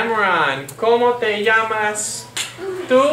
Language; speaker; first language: Spanish; non-native, fluent; English